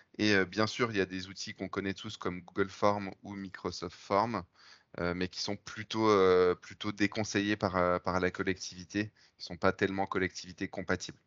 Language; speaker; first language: French; native; French